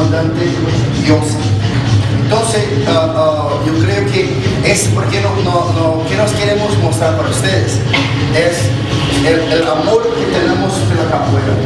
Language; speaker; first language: Spanish; non-native, learner; Portuguese